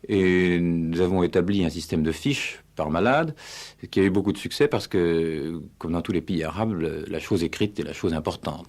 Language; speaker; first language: French; native; French